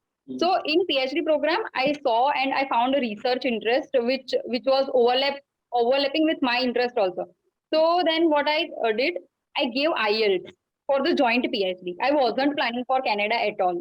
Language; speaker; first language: English; non-native, local second language; Gujarati